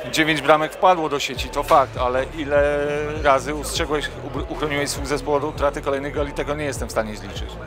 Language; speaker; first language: Polish; native; Polish